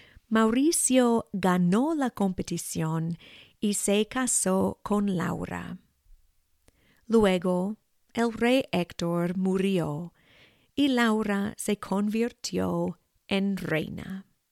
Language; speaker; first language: Spanish; non-native, fluent; English